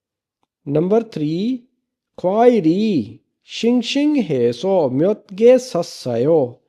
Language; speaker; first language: Korean; non-native, learner; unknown